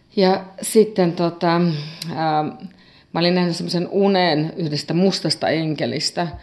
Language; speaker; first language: Finnish; native; Finnish